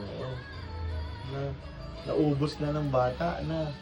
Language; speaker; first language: Filipino; native; Filipino